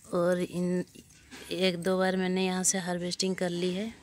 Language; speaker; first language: Hindi; non-native, local second language; Odia